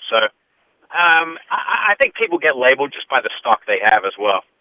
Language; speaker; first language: English; native; English